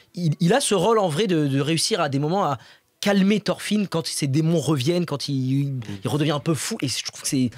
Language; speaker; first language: French; native; French